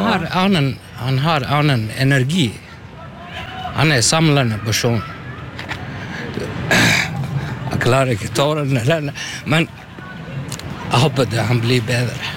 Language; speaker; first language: Norwegian; non-native, learner; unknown